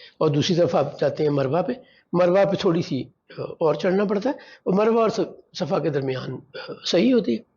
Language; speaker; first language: Urdu; non-native, local second language; Punjabi